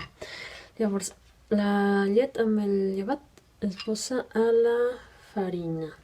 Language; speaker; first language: Catalan; non-native, fluent; Spanish